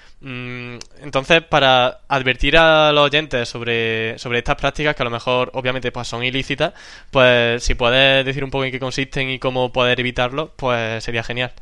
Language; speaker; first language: Spanish; native; Spanish